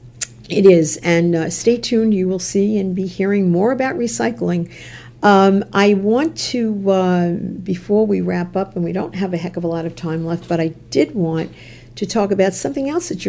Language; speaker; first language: English; native; English